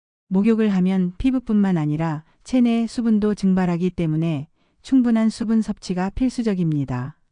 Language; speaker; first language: Korean; native; Korean